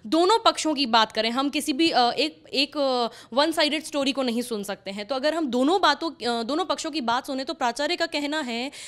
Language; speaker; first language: Hindi; native; Hindi